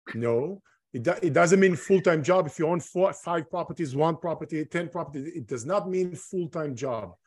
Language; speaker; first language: English; non-native, fluent; Hebrew